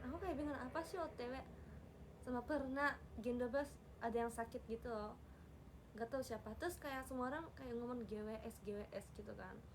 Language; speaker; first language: Indonesian; non-native, learner; Japanese